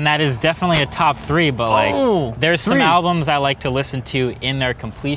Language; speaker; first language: English; native; English